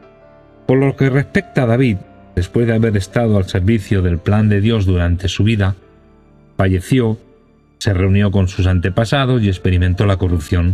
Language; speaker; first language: Spanish; native; Spanish